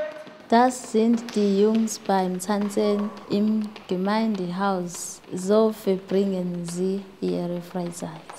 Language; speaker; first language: German; non-native, learner; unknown